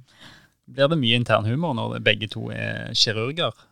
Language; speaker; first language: Norwegian; native; Norwegian